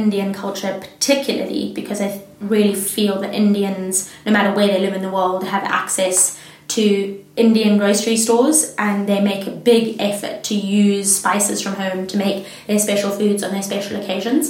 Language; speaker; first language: English; native; English